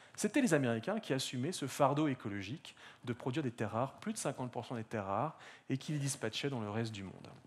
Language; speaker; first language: French; native; French